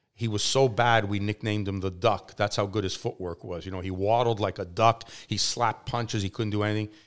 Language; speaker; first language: English; native; English